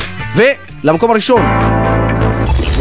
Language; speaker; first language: Hebrew; native; Hebrew